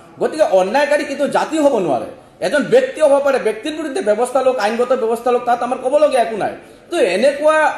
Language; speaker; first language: Assamese; non-native, local second language; Bangla